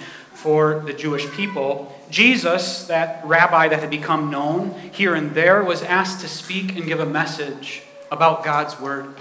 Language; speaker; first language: English; native; English